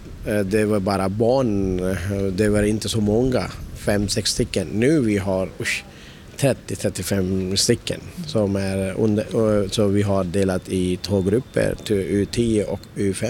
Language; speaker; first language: Swedish; non-native, learner; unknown